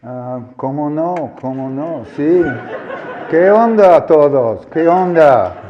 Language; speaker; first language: Spanish; non-native, learner; English